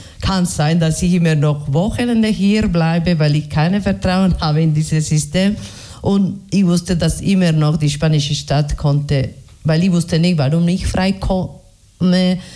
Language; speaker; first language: German; non-native, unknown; Basque